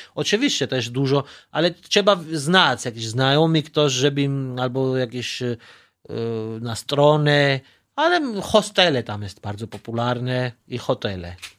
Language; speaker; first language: Polish; non-native, learner; Georgian